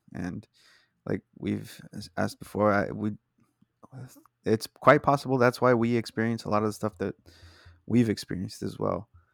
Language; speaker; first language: English; early bilingual, other home language; Spanish